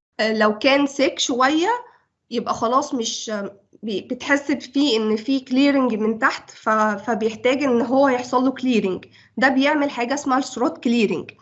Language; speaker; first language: Arabic; native; Arabic